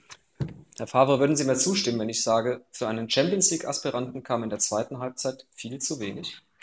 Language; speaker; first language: German; native; German